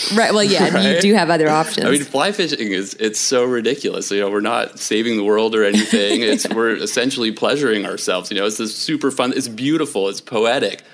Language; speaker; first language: English; native; English